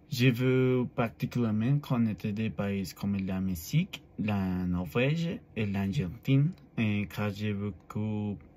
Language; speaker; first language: French; non-native, learner; Spanish